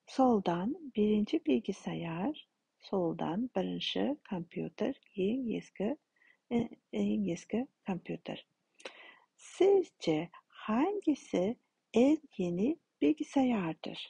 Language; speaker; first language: Turkish; non-native, fluent; Kazakh